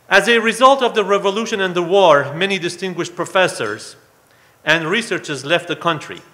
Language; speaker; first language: English; non-native, fluent; Persian